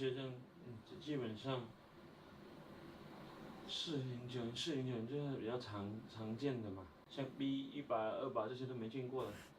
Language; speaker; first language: Chinese; native; Chinese